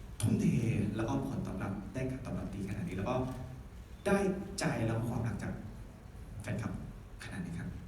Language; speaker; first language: Thai; native; Thai